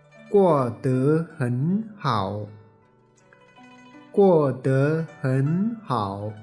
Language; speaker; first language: Chinese; non-native, fluent; Tibetan